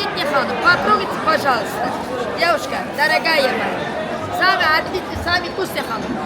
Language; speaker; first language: Russian; non-native, local second language; Uzbek